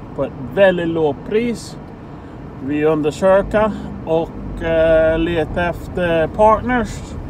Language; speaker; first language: Swedish; non-native, fluent; English